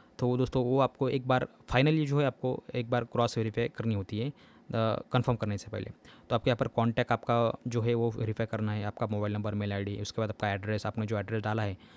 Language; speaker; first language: Hindi; non-native, local second language; Marathi